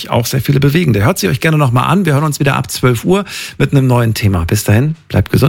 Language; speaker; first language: German; native; German